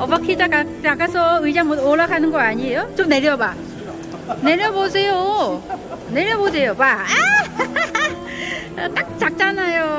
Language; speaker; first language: Korean; non-native, learner; Vietnamese